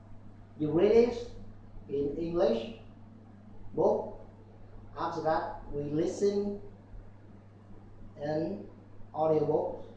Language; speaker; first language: English; non-native, learner; Vietnamese